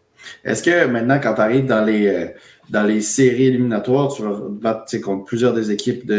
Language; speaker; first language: French; native; French